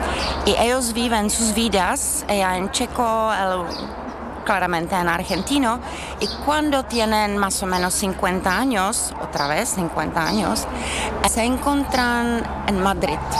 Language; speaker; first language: Spanish; non-native, fluent; Czech